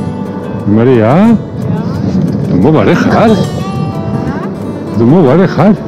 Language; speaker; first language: Norwegian; non-native, fluent; Spanish